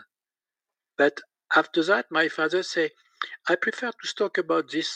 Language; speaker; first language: English; non-native, learner; French